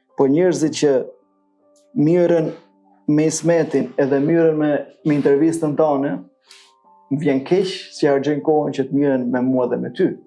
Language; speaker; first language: Albanian; native; Albanian